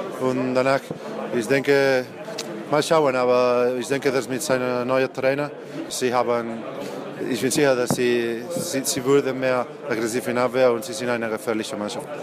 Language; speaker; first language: German; non-native, learner; Spanish